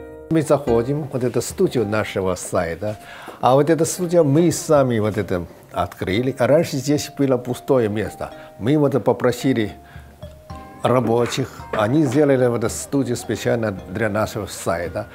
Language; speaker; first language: Russian; non-native, fluent; Chinese